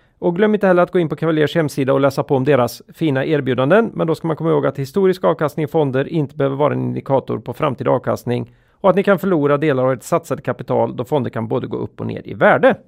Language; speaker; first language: Swedish; native; Swedish